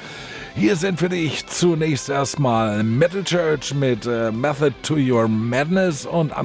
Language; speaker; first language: German; native; German